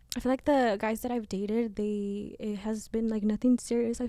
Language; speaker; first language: English; early bilingual, other home language; Spanish